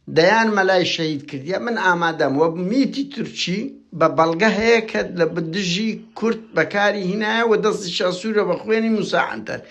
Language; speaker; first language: Central Kurdish; native; Central Kurdish